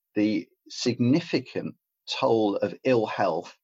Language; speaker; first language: English; native; English